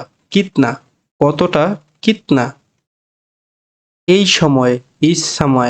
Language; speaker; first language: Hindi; non-native, fluent; Bangla